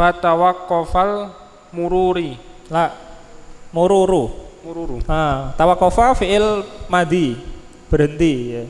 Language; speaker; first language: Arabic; non-native, fluent; Indonesian